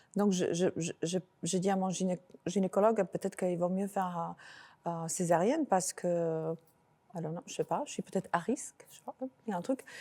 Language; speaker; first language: French; non-native, fluent; Slovak